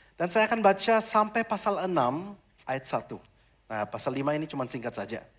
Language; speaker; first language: Indonesian; non-native, fluent; German